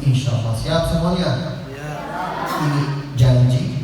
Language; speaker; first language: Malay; non-native, learner; Arabic